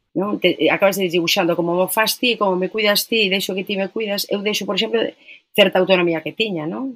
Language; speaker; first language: Galician; non-native, local second language; Spanish